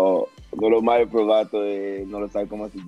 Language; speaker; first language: Italian; non-native, fluent; French